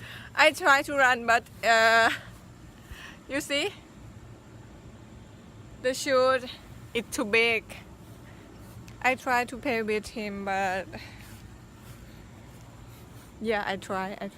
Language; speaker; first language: English; non-native, learner; Thai